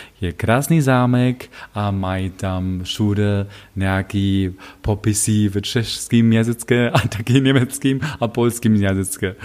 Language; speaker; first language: Czech; non-native, learner; German